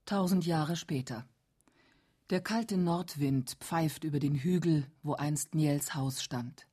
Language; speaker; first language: German; native; German